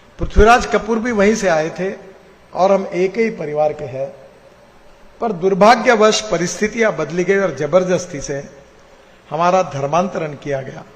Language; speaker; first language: Hindi; non-native, local second language; Marathi